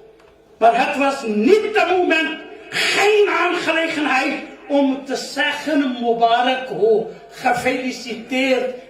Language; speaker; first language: Dutch; non-native, fluent; Urdu